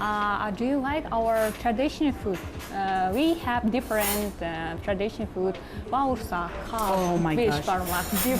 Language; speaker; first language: English; non-native, learner; Kazakh